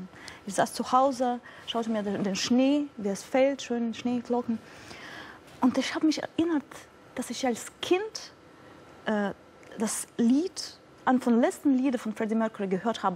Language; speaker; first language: German; non-native, fluent; Russian